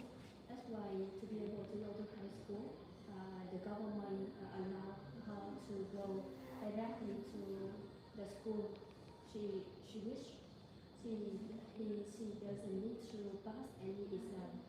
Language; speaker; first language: English; non-native, learner; Vietnamese